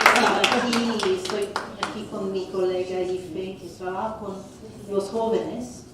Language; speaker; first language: Spanish; non-native, fluent; English